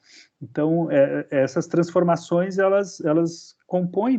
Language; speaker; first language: Portuguese; native; Portuguese